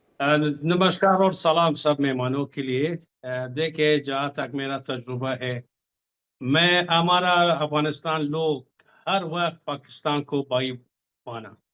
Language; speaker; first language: Hindi; non-native, fluent; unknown